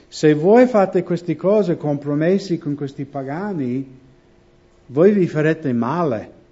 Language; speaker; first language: Italian; non-native, fluent; English